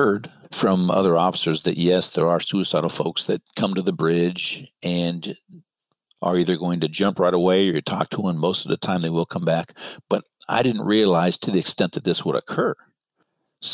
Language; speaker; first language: English; native; English